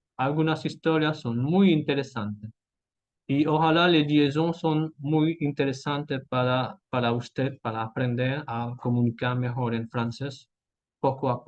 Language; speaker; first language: Spanish; non-native, fluent; French